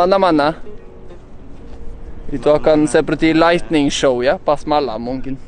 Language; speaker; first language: Indonesian; non-native, learner; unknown